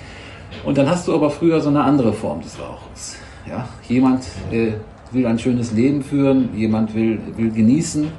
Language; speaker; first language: German; native; German